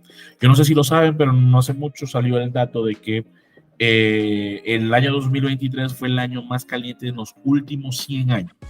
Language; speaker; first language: Spanish; native; Spanish